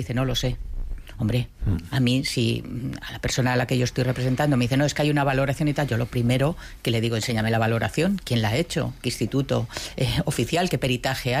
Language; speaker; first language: Spanish; native; Spanish